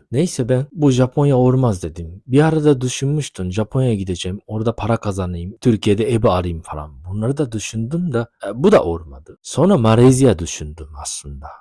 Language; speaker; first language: Turkish; non-native, fluent; Japanese